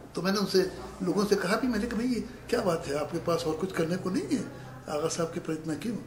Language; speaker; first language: Urdu; native; Urdu